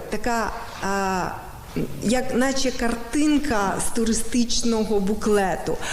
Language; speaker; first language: Ukrainian; native; Ukrainian